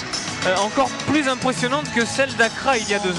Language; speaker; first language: French; native; French